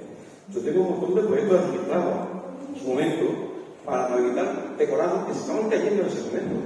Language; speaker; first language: Spanish; native; Spanish